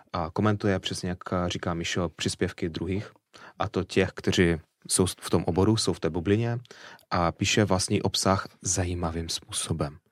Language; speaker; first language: Slovak; non-native, learner; Russian